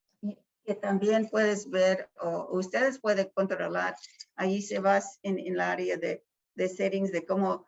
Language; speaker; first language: Spanish; early bilingual, heritage; Spanish